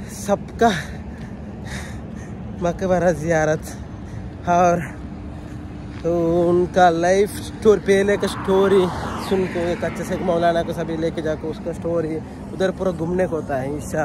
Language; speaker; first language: Hindi; non-native, local second language; Kannada